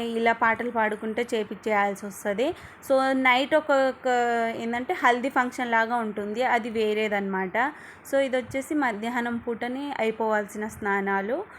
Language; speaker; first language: Telugu; non-native, local second language; Lambadi